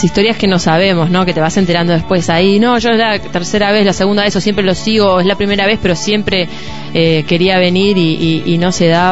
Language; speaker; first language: Spanish; native; Spanish